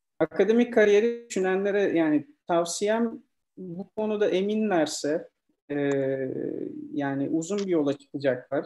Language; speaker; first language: Turkish; native; Turkish